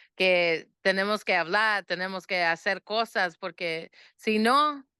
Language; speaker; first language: Spanish; early bilingual, heritage; Spanish